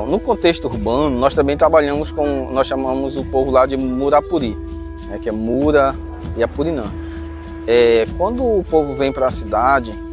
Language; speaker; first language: Portuguese; native; Portuguese